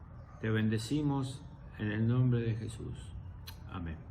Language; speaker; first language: Spanish; native; Spanish